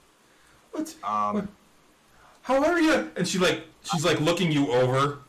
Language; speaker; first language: English; native; English